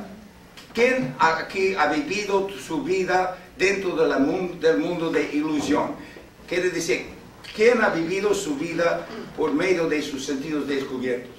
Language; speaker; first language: Spanish; non-native, fluent; English